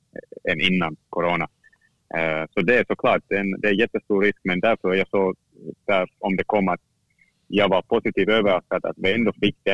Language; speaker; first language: Swedish; non-native, fluent; Finnish